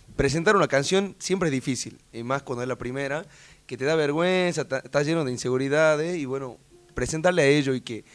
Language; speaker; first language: Spanish; native; Spanish